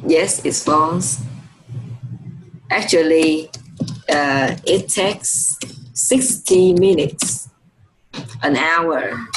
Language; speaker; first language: English; non-native, fluent; Vietnamese